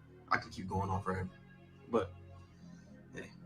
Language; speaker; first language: English; native; English